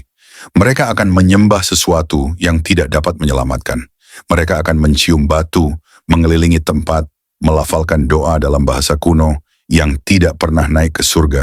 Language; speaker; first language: Indonesian; native; Indonesian